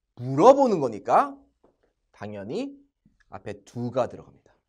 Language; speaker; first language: Korean; native; Korean